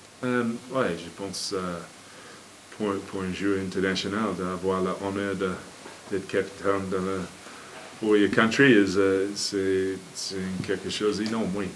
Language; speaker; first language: French; non-native, fluent; English